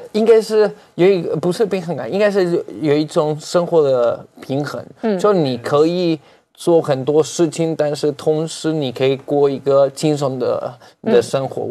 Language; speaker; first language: Chinese; non-native, fluent; Spanish